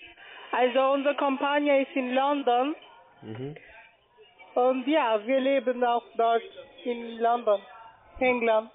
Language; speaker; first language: German; non-native, fluent; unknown